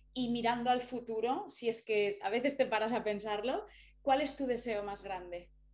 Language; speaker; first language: Spanish; native; Spanish